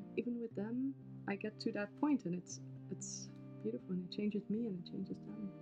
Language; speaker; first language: English; non-native, fluent; Dutch